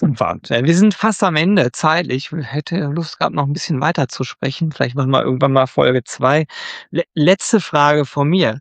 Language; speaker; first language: German; native; German